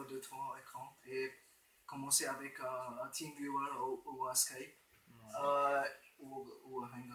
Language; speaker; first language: French; non-native, fluent; Romanian